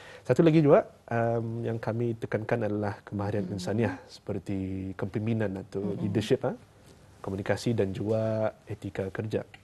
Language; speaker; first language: Malay; native; Malay